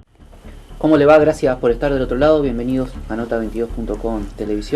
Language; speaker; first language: Spanish; native; Spanish